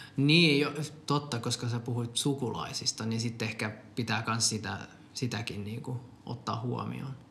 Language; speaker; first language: Finnish; non-native, local second language; Swedish